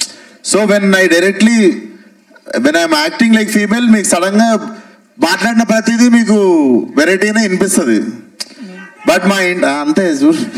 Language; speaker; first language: Telugu; native; Telugu